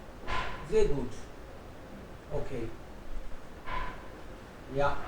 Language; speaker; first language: German; non-native, fluent; Hindi